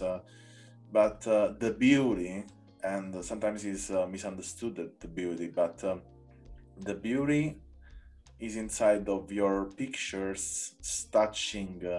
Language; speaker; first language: English; non-native, learner; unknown